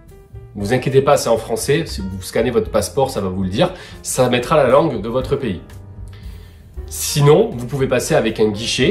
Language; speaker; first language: French; native; French